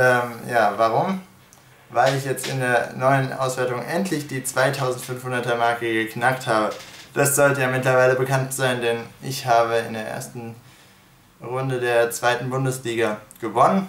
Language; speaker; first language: German; native; German